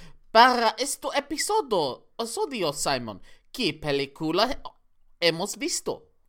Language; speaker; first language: Spanish; non-native, learner; English